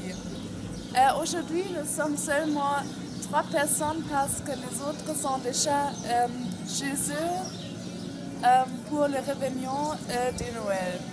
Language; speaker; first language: French; non-native, learner; German